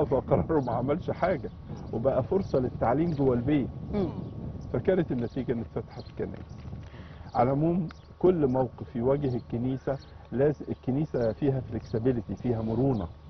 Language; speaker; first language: Arabic; native; Arabic